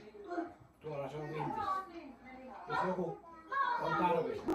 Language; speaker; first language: Finnish; native; Finnish